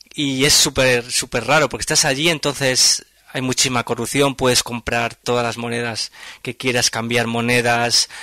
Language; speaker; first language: Spanish; native; Spanish